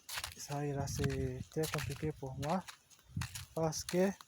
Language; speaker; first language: French; non-native, learner; Portuguese